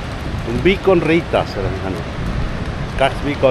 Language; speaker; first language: Finnish; non-native, learner; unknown